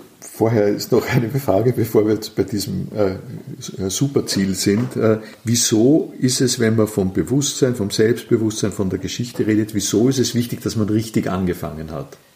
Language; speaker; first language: German; native; German